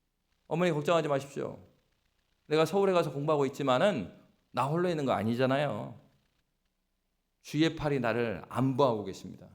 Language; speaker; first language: Korean; native; Korean